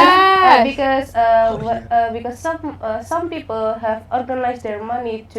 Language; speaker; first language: English; non-native, learner; Indonesian